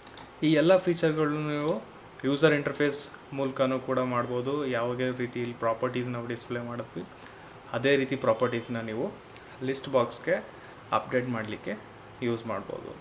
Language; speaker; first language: Kannada; native; Kannada